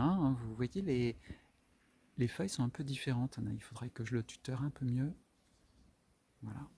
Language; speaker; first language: French; native; French